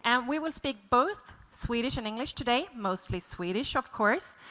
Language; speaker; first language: English; non-native, fluent; Swedish